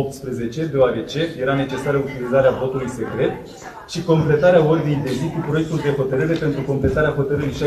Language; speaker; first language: Romanian; native; Romanian